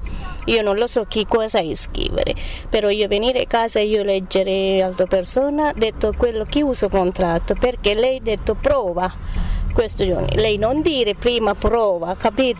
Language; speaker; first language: Italian; non-native, learner; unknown